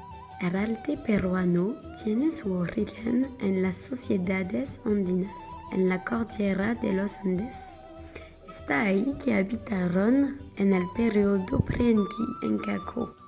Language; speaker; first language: Spanish; non-native, learner; French